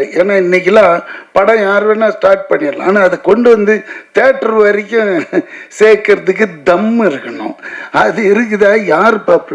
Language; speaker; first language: Tamil; native; Tamil